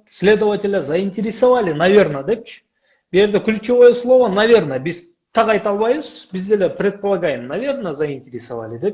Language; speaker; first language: Russian; non-native, local second language; Kyrgyz